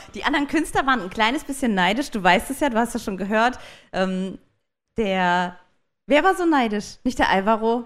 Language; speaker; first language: German; native; German